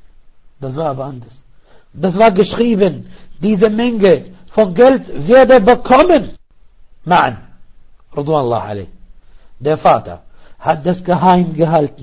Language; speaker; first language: German; non-native, fluent; Arabic